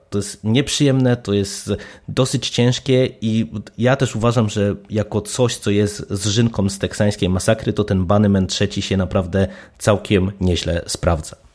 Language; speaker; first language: Polish; native; Polish